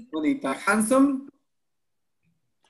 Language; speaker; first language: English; non-native, fluent; Spanish